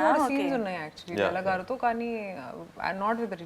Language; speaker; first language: Telugu; non-native, fluent; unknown